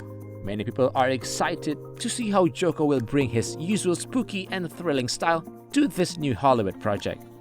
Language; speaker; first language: English; non-native, fluent; Indonesian